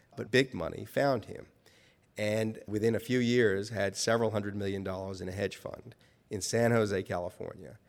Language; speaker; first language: English; native; English